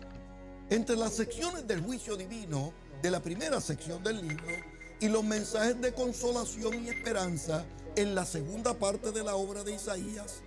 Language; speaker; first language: Spanish; native; Spanish